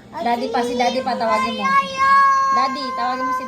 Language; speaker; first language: Filipino; native; Filipino